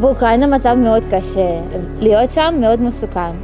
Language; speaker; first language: Hebrew; non-native, learner; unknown